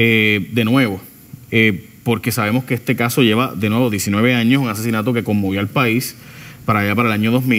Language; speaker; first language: Spanish; native; Spanish